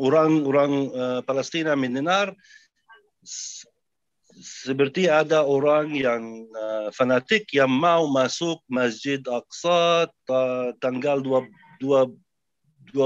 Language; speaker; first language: Indonesian; non-native, fluent; Arabic